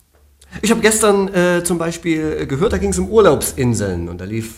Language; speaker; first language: German; native; German